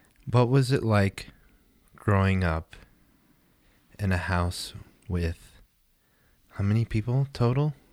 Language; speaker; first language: English; early bilingual, other home language; Spanish